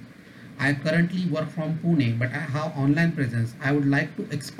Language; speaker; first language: English; non-native, local second language; Marathi